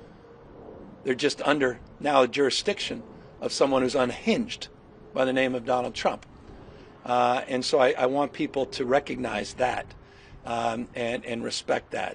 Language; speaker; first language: English; native; English